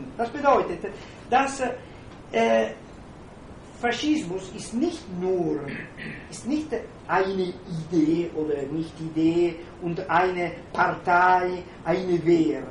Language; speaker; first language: German; non-native, fluent; Italian